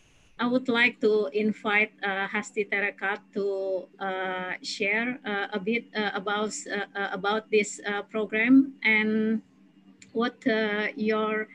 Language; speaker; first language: English; non-native, fluent; Indonesian